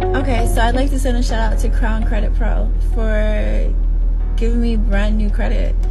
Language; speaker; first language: English; native; English